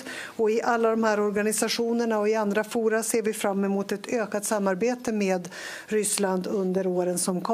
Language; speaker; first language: Swedish; native; Swedish